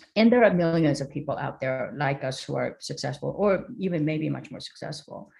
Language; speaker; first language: English; early bilingual, other home language; Korean